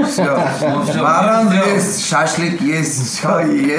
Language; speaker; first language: Russian; non-native, fluent; Armenian